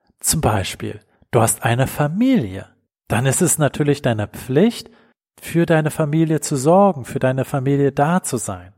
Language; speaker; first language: German; native; German